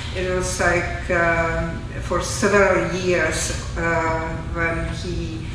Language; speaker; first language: English; non-native, fluent; Czech